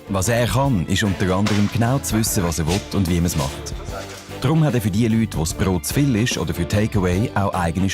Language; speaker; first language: German; native; German